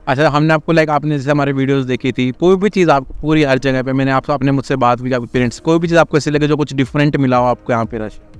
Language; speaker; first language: Hindi; native; Hindi